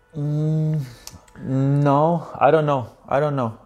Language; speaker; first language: English; non-native, fluent; Slovenian